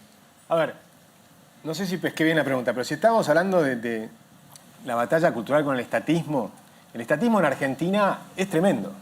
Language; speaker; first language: Spanish; native; Spanish